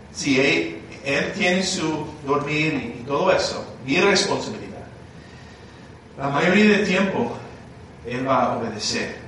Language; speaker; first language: Spanish; non-native, learner; English